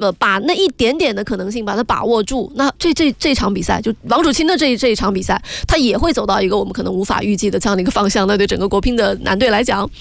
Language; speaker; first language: Chinese; native; Chinese